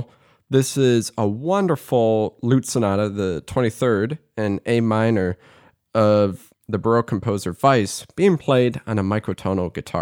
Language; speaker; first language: English; native; English